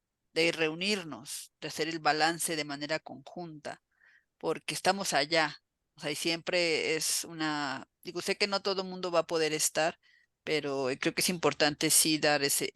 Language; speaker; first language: Spanish; native; Spanish